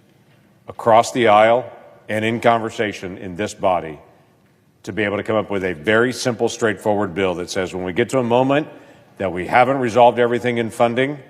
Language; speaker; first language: English; native; English